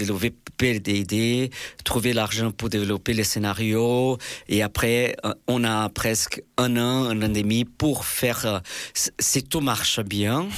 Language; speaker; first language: French; non-native, fluent; Portuguese